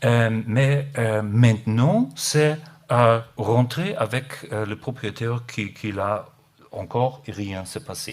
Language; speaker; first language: French; non-native, learner; German